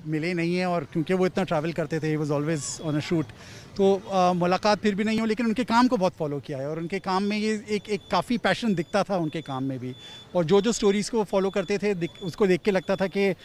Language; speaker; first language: Hindi; native; Hindi